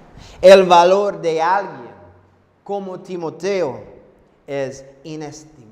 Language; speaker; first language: Spanish; non-native, fluent; English